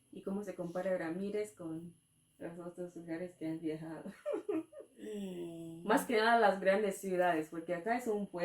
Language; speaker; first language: Spanish; non-native, fluent; English